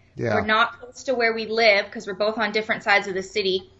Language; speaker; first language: English; native; English